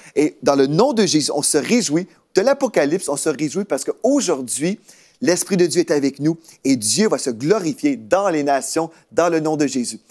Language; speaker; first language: French; native; French